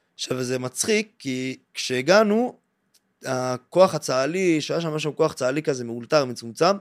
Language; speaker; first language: Hebrew; native; Hebrew